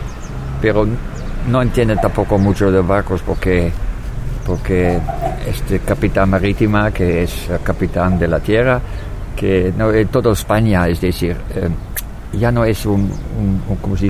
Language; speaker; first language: Spanish; non-native, fluent; Dutch